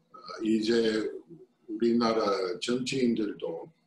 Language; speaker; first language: Korean; non-native, fluent; English